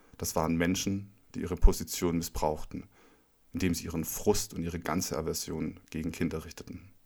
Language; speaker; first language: German; native; German